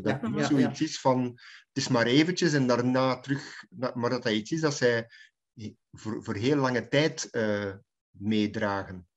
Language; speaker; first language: Dutch; native; Dutch